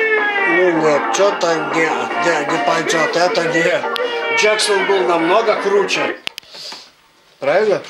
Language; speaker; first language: Russian; native; Russian